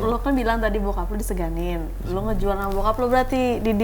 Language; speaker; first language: Indonesian; native; Indonesian